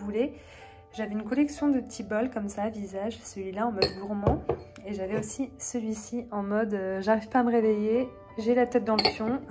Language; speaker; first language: French; native; French